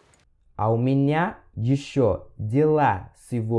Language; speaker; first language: Russian; non-native, fluent; Portuguese